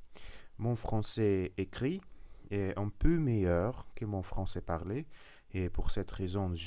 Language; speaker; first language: French; non-native, learner; Russian